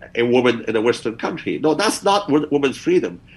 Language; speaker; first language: English; early bilingual, other home language; Persian